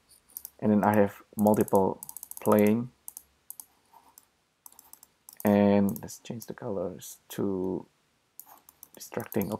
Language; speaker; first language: English; non-native, fluent; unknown